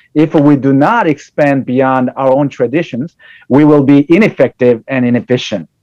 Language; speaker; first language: English; non-native, fluent; Korean